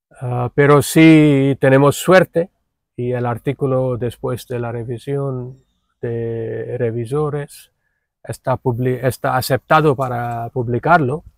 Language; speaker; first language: Spanish; non-native, fluent; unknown